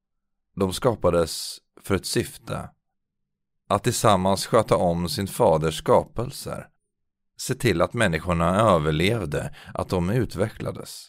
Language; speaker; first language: Swedish; native; Swedish